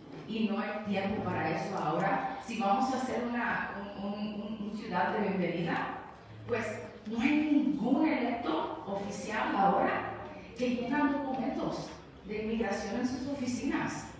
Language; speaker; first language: Spanish; early bilingual, heritage; Spanish